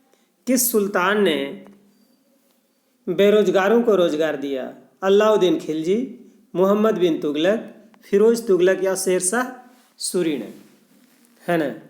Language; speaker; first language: Hindi; non-native, local second language; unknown